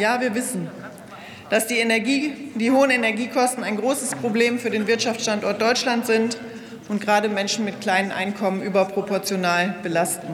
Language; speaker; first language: German; native; German